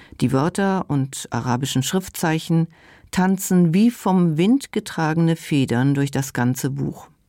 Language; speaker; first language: German; non-native, local second language; Luxembourgish